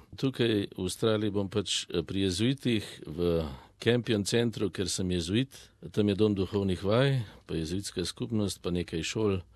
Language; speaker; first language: Slovenian; native; Slovenian